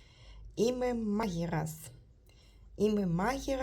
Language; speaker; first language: Greek; non-native, learner; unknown